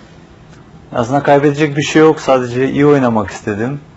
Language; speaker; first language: Turkish; non-native, fluent; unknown